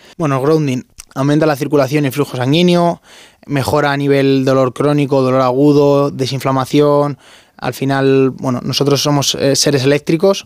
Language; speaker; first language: Spanish; native; Spanish